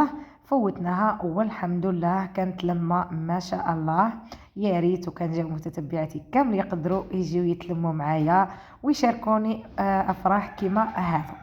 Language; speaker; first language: Arabic; native; Arabic